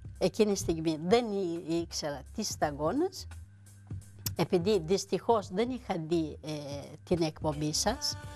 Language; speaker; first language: Greek; non-native, fluent; Romanian